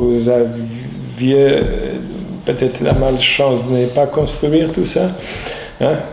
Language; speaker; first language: French; non-native, fluent; Polish